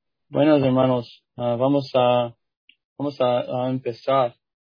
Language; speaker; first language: Spanish; non-native, fluent; English